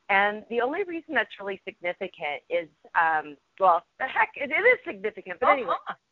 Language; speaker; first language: English; native; English